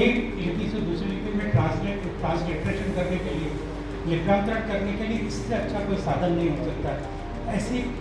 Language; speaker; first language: Hindi; native; Hindi